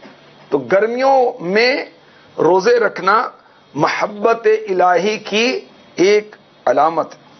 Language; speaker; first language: Urdu; native; Urdu